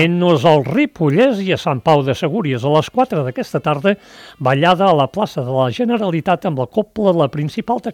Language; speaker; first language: Catalan; native; Catalan